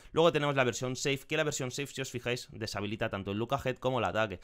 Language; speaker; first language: Spanish; native; Spanish